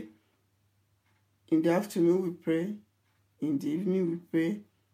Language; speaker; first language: English; non-native, local second language; Yoruba